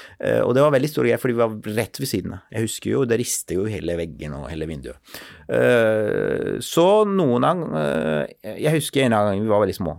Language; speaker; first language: Norwegian; non-native, fluent; Arabic